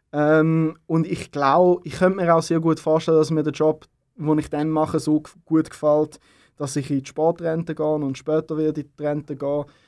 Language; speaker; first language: German; native; German